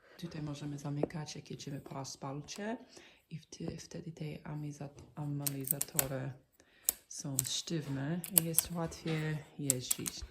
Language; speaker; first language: Polish; non-native, learner; English